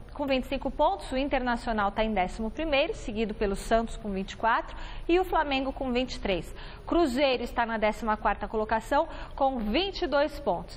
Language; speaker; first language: Portuguese; native; Portuguese